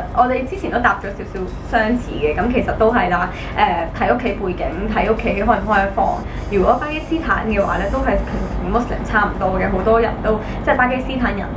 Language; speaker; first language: Cantonese; early bilingual, other home language; Hindi